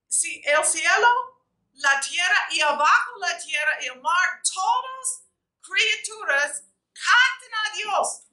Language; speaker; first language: Spanish; non-native, fluent; English